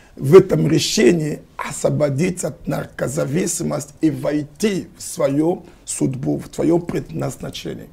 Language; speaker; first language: Russian; non-native, fluent; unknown